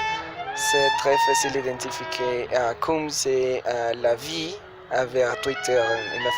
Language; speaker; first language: French; non-native, learner; Spanish